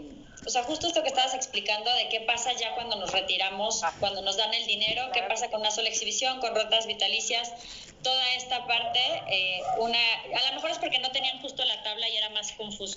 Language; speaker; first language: Spanish; native; Spanish